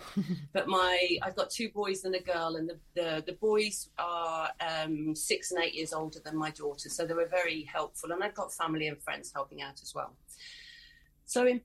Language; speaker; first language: English; native; English